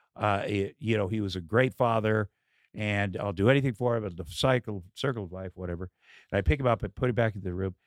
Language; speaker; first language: English; native; English